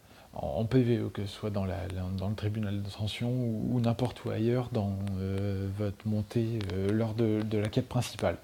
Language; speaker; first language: French; native; French